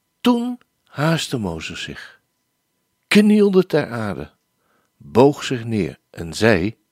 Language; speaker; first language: Dutch; native; Dutch